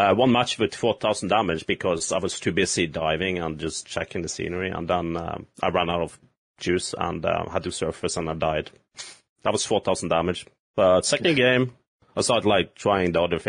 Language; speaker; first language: English; non-native, fluent; Norwegian